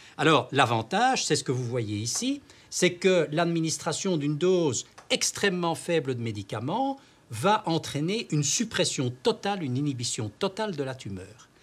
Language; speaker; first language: French; native; French